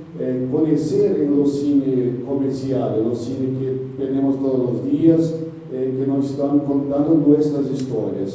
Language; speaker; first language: Spanish; non-native, learner; Portuguese